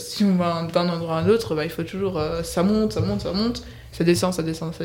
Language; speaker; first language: French; native; French